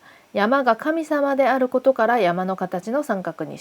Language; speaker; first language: Japanese; non-native, fluent; Korean